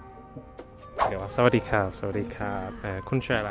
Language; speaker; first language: Thai; non-native, learner; English